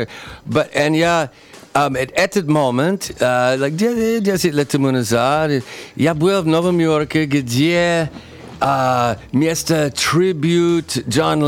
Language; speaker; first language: Russian; non-native, learner; English